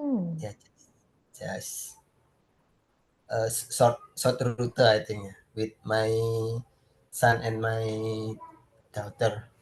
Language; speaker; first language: English; non-native, learner; Indonesian